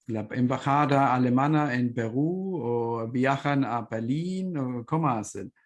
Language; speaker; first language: Spanish; non-native, fluent; German